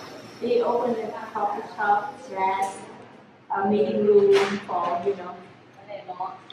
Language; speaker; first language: English; non-native, learner; Lao